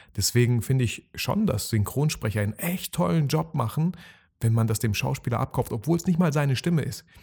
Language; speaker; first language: German; early bilingual, other home language; Russian